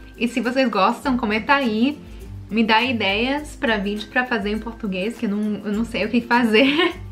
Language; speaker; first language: Portuguese; early bilingual, heritage; Portuguese